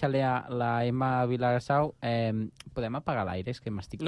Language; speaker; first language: Catalan; native; Catalan